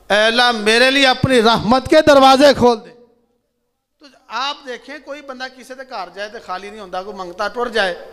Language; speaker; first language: Urdu; non-native, local second language; Punjabi